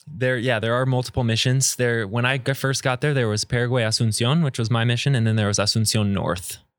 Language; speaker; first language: English; native; English